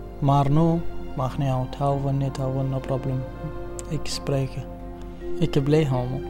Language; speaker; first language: Dutch; non-native, learner; Arabic